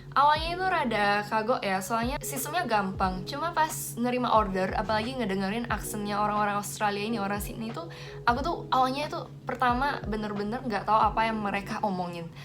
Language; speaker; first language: Indonesian; native; Indonesian